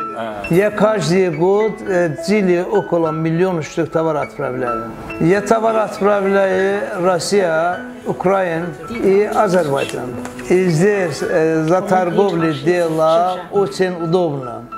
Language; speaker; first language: Russian; non-native, learner; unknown